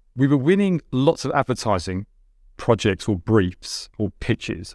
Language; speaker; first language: English; early bilingual, other home language; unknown